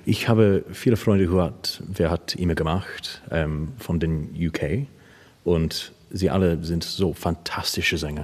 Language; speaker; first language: German; non-native, learner; English